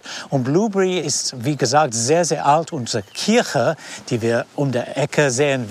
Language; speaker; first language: German; non-native, fluent; English